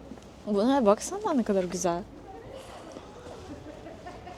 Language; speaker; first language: Turkish; non-native, learner; Russian